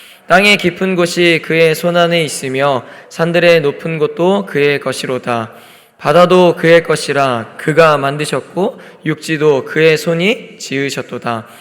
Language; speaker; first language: Korean; native; Korean